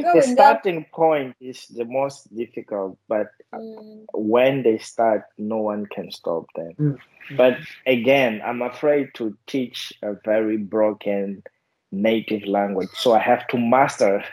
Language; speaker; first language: English; non-native, fluent; Portuguese